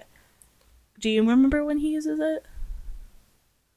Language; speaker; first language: English; native; English